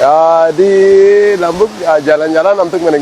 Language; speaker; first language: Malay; non-native, learner; Arabic